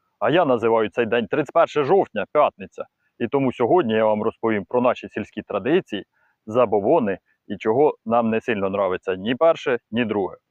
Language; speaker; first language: Ukrainian; non-native, local second language; Russian